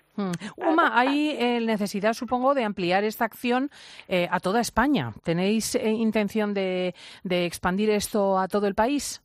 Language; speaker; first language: Spanish; native; Spanish